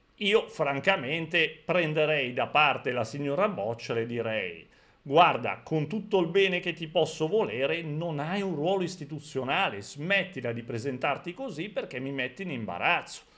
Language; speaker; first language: Italian; native; Italian